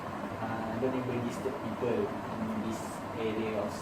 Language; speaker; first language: English; non-native, learner; Malay